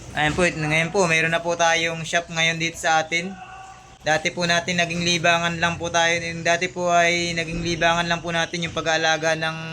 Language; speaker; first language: Filipino; native; Filipino